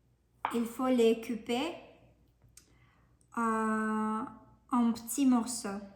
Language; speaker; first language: French; non-native, fluent; Russian